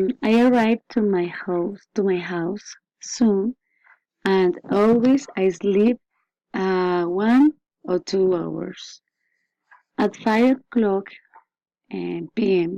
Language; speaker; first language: English; non-native, learner; Spanish